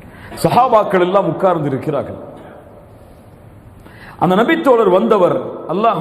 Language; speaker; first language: Tamil; native; Tamil